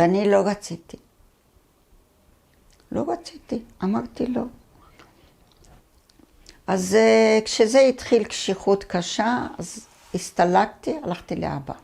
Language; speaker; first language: Hebrew; early bilingual, other home language; Arabic